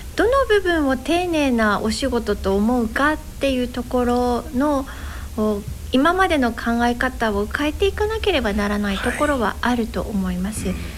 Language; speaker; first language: Japanese; native; Japanese